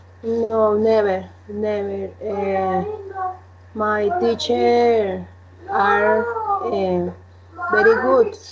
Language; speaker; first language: English; non-native, learner; Spanish